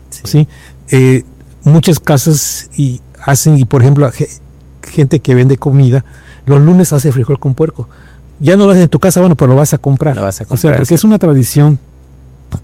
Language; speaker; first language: Spanish; native; Spanish